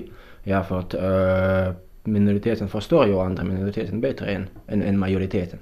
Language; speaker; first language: Swedish; non-native, fluent; Russian